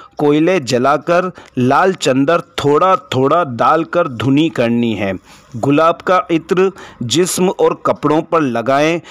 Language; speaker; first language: Hindi; native; Hindi